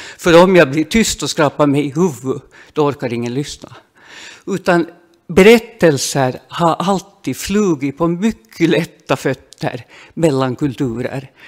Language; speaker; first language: Swedish; native; Swedish